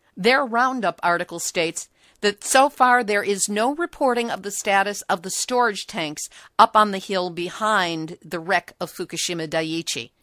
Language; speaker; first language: English; native; English